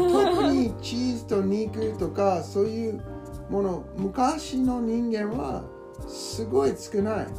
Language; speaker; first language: Japanese; non-native, learner; English